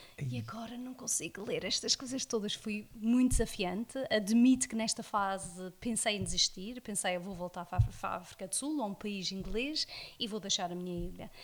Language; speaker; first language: Portuguese; early bilingual, heritage; Portuguese